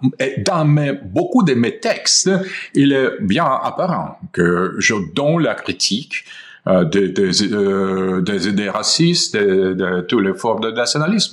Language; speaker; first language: French; non-native, fluent; Russian